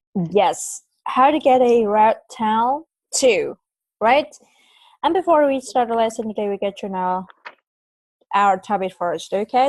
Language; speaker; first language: English; non-native, fluent; Vietnamese